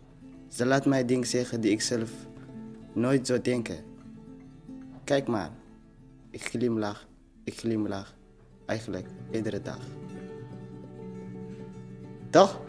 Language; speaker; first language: Dutch; non-native, learner; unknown